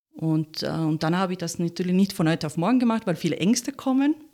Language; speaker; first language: German; non-native, fluent; Italian